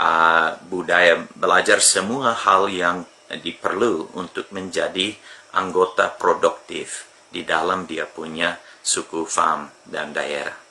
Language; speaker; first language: Indonesian; non-native, fluent; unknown